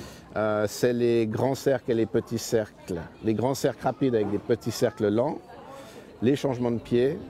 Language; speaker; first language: French; native; French